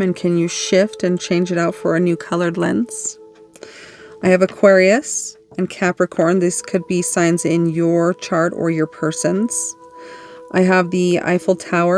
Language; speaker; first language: English; native; English